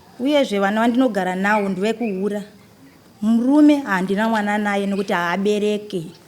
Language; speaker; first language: Shona; native; Shona